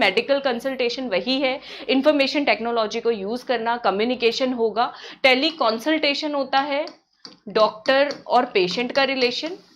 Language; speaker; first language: Hindi; native; Hindi